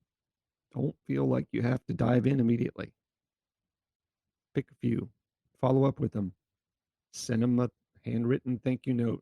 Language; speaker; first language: English; native; English